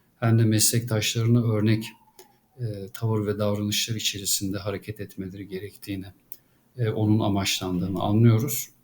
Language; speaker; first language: Turkish; native; Turkish